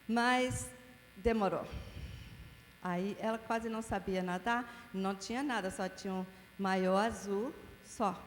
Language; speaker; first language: Portuguese; non-native, fluent; English